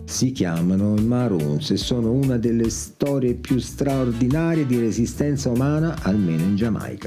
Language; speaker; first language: Italian; native; Italian